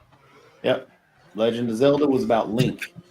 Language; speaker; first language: English; native; English